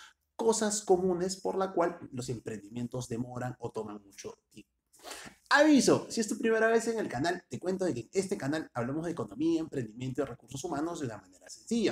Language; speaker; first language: Spanish; native; Spanish